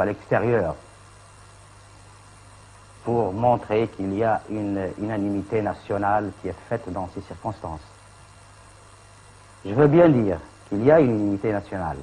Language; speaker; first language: French; non-native, local second language; Arabic